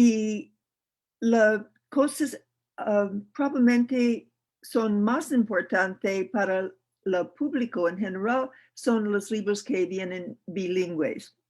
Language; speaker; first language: Spanish; non-native, learner; English